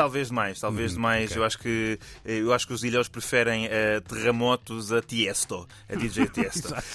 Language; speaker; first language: Portuguese; native; Portuguese